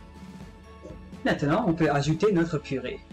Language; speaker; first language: French; non-native, local second language; English